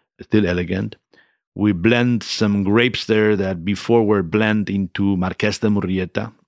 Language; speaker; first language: English; non-native, fluent; Spanish